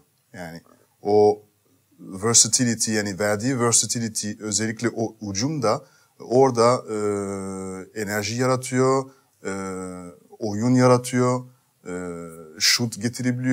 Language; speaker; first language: Turkish; non-native, fluent; French